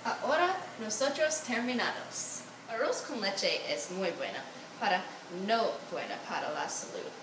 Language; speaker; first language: Spanish; non-native, learner; English